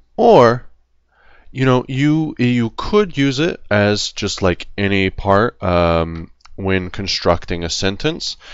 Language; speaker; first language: English; native; English